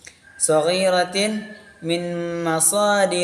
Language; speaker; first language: Arabic; non-native, learner; Indonesian